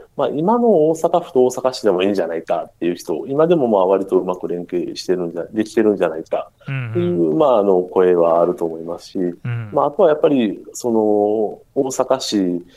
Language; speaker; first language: Japanese; native; Japanese